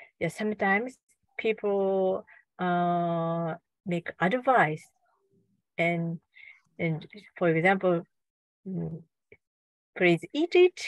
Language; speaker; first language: English; non-native, learner; Japanese